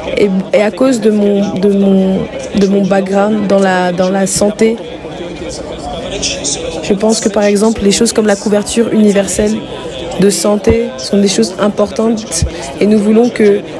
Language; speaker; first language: French; non-native, fluent; Arabic